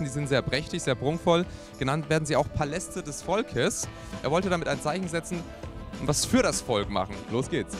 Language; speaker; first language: German; native; German